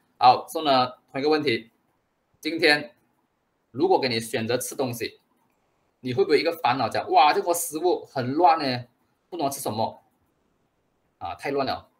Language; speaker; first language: Chinese; native; Chinese